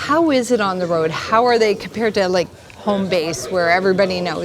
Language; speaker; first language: English; native; English